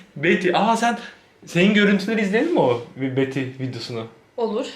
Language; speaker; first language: Turkish; native; Turkish